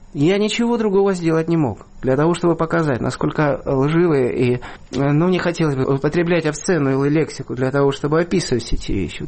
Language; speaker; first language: Russian; native; Russian